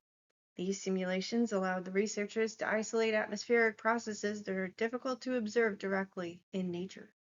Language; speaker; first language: English; native; English